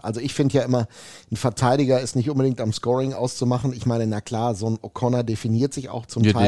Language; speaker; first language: German; native; German